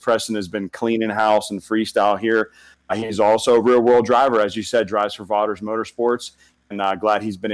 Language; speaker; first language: English; native; English